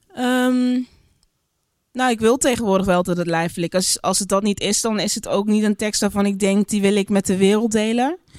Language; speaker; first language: Dutch; native; Dutch